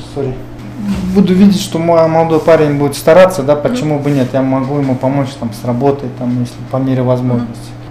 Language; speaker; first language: Russian; non-native, local second language; Kyrgyz